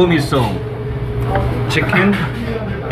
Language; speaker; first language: Korean; native; Korean